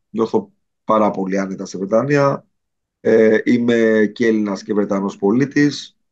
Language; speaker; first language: Greek; native; Greek